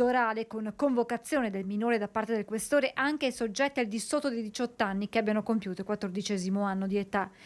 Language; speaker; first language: Italian; native; Italian